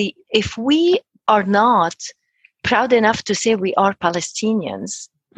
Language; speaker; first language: English; non-native, fluent; Arabic